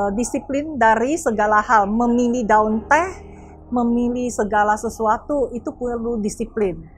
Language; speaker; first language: Indonesian; non-native, fluent; Malay